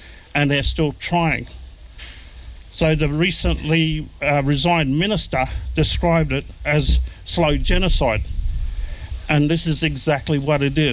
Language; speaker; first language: English; native; English